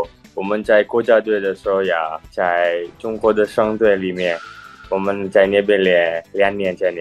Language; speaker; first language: Chinese; non-native, fluent; Indonesian